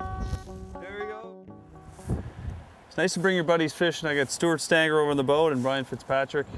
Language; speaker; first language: English; native; English